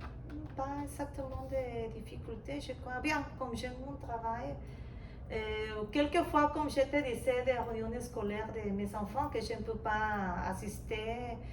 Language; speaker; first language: French; non-native, fluent; Spanish